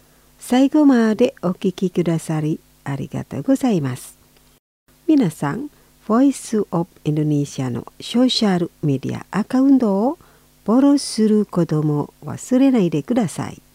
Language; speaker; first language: Japanese; non-native, fluent; Indonesian